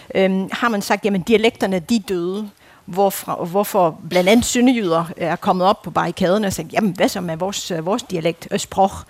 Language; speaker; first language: Danish; non-native, fluent; Dutch